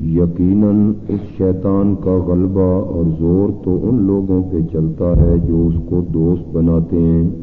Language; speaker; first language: Urdu; native; Urdu